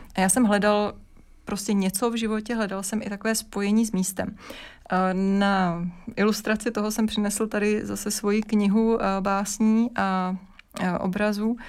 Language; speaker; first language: Czech; native; Czech